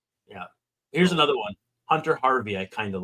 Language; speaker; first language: English; native; English